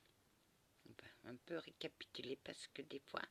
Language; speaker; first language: French; early bilingual, other home language; Portuguese